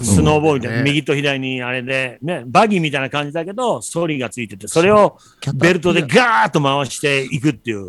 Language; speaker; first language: Japanese; native; Japanese